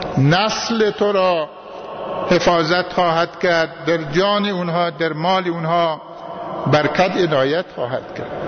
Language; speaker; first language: Persian; native; Persian